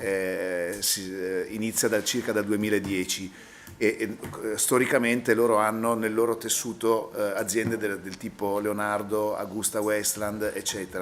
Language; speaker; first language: Italian; native; Italian